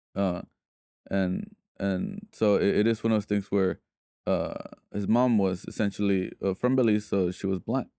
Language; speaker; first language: English; early bilingual, other home language; Spanish